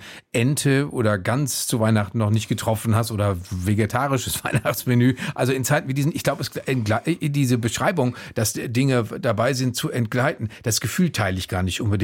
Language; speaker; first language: German; native; German